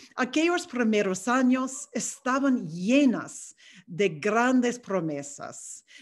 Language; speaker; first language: Spanish; non-native, fluent; English